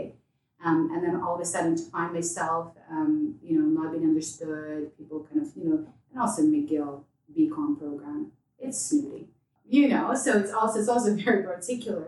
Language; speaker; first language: English; non-native, fluent; Ukrainian